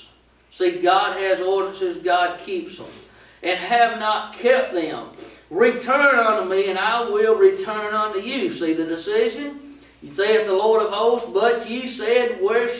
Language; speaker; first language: English; native; English